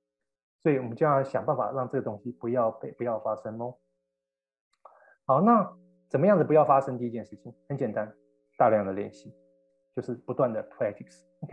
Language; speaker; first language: Chinese; native; Chinese